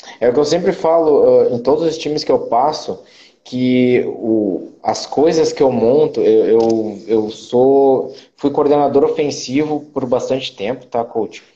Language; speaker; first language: Portuguese; native; Portuguese